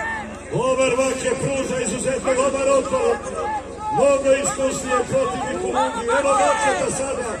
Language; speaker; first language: Bosnian; native; Bosnian